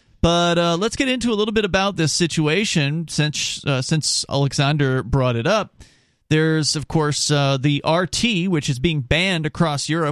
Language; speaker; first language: English; native; English